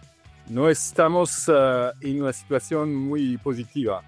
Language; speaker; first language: Spanish; non-native, learner; Italian